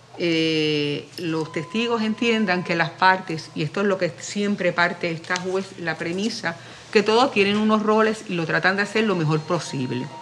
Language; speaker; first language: Spanish; native; Spanish